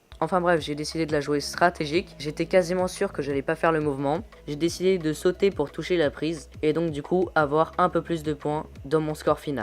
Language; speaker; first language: French; native; French